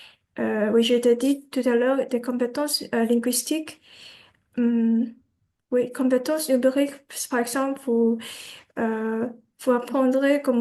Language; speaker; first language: French; non-native, learner; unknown